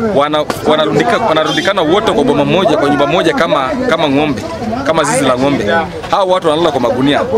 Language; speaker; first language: Swahili; non-native, local second language; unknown